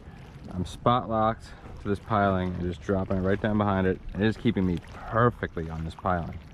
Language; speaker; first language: English; native; English